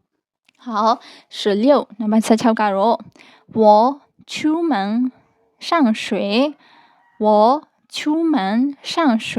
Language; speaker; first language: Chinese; non-native, fluent; Burmese